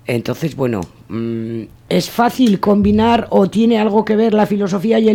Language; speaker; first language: Spanish; native; Spanish